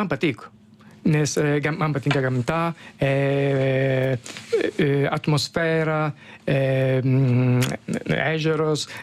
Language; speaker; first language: Lithuanian; non-native, learner; Italian